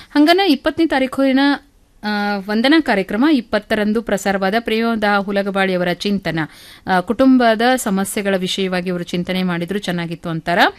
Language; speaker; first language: Kannada; native; Kannada